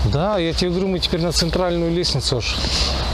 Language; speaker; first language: Russian; native; Russian